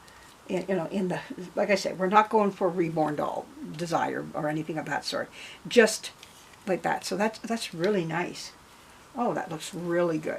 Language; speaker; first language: English; native; English